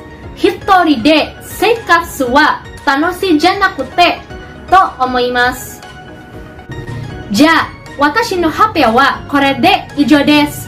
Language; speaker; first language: Japanese; non-native, learner; Indonesian